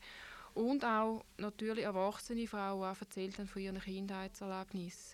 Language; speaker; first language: German; native; German